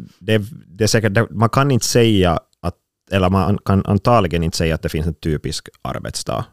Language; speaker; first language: Swedish; native; Swedish